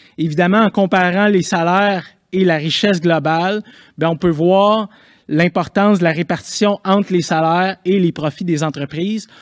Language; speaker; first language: French; native; French